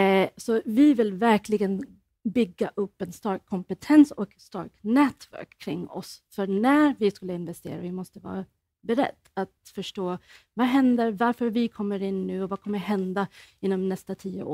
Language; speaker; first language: Swedish; non-native, fluent; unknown